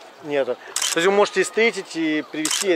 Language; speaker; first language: Russian; native; Russian